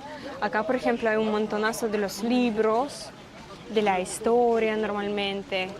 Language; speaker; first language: Spanish; non-native, fluent; Russian